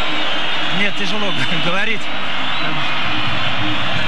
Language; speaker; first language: Ukrainian; non-native, local second language; Russian